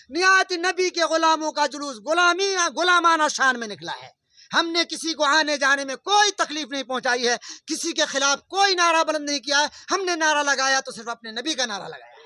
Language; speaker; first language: Urdu; non-native, local second language; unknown